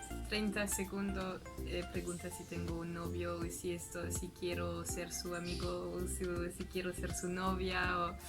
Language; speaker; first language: Spanish; non-native, fluent; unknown